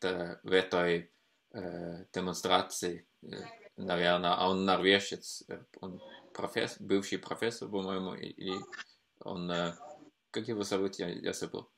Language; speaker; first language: Russian; non-native, fluent; Norwegian